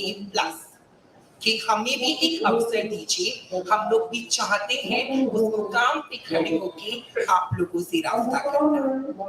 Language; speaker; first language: Hindi; native; Hindi